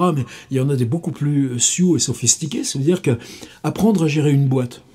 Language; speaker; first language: French; native; French